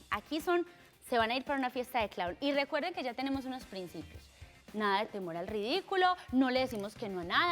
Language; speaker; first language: Spanish; native; Spanish